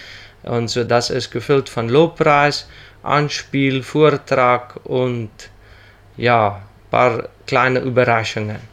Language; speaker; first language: German; non-native, local second language; Plautdietsch